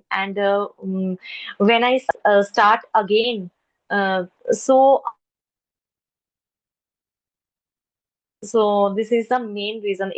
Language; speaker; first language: English; non-native, learner; Hindi